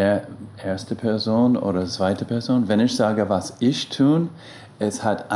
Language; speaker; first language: German; non-native, learner; English